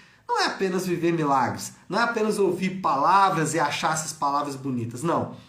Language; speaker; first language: Portuguese; native; Portuguese